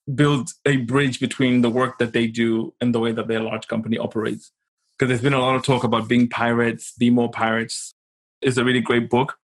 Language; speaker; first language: English; non-native, local second language; Shona